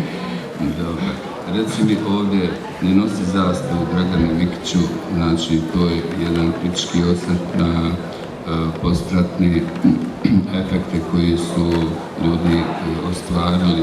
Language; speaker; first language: Bosnian; native; Bosnian